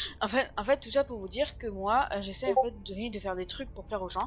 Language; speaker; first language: French; native; French